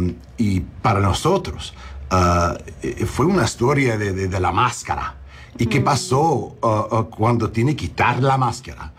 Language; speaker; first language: Spanish; non-native, learner; English